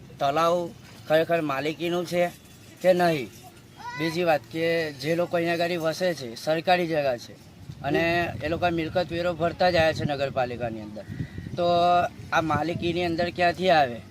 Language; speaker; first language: Gujarati; native; Gujarati